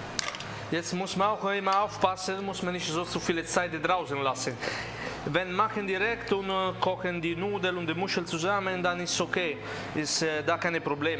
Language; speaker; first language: German; non-native, learner; Italian